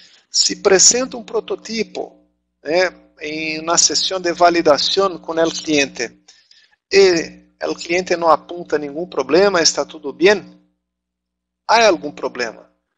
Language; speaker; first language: Portuguese; native; Portuguese